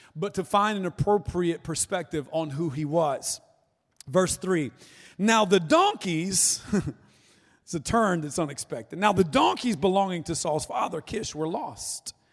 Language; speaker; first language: English; native; English